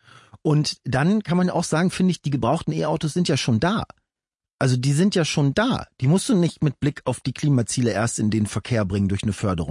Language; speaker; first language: German; native; German